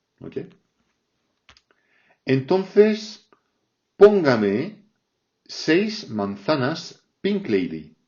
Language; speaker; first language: Spanish; non-native, fluent; French